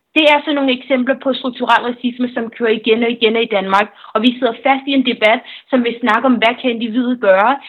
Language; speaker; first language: Danish; early bilingual, other home language; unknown